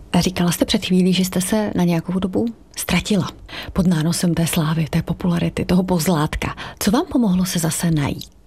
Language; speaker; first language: Czech; native; Czech